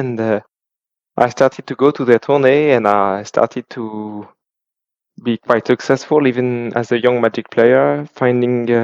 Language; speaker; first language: English; non-native, fluent; French